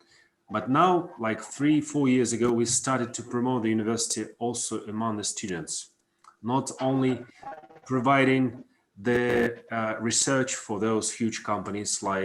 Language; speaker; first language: English; non-native, fluent; Russian